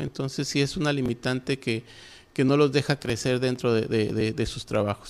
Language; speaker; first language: Spanish; native; Spanish